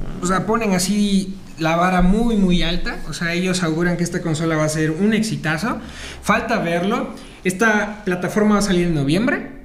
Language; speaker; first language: Spanish; native; Spanish